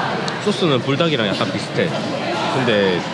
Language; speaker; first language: Korean; native; Korean